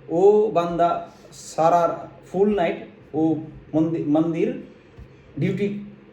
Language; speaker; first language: Hindi; non-native, fluent; Bangla